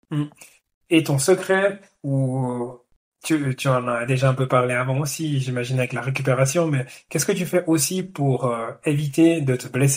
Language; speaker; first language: French; native; French